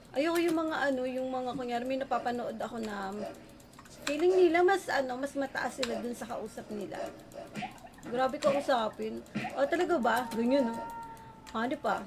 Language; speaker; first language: Filipino; native; Filipino